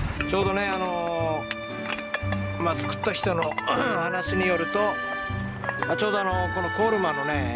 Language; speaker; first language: Japanese; native; Japanese